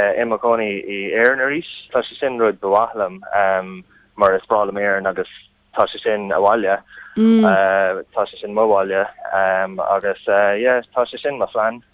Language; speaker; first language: Irish; non-native, learner; English